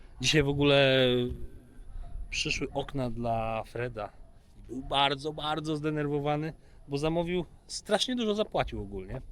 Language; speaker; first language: Polish; native; Polish